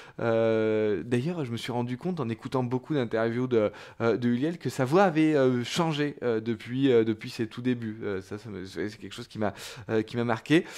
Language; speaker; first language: French; native; French